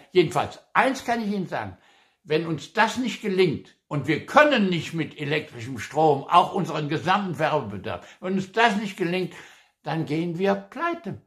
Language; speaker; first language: German; non-native, local second language; Luxembourgish